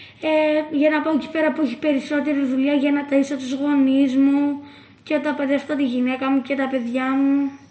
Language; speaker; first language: Greek; non-native, fluent; Arabic